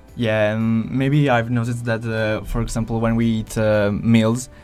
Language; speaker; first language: English; non-native, fluent; Italian